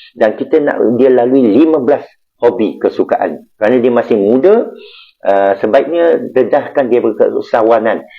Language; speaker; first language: Malay; non-native, local second language; Chinese